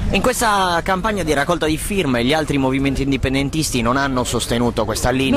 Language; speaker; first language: Italian; native; Italian